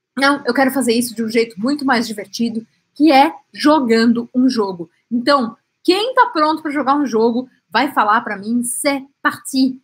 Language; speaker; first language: Portuguese; native; Portuguese